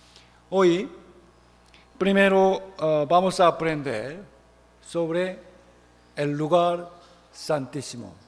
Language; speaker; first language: Spanish; non-native, fluent; Korean